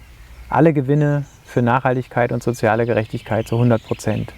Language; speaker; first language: German; native; German